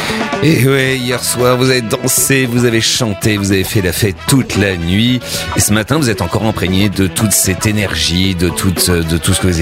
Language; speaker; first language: French; native; French